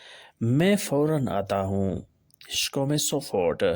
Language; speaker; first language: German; non-native, fluent; Urdu